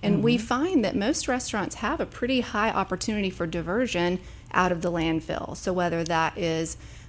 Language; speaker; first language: English; native; English